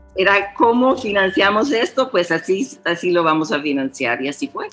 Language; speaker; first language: Spanish; early bilingual, heritage; Spanish